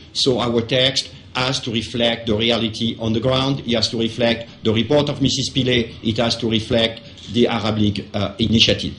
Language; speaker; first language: English; non-native, fluent; French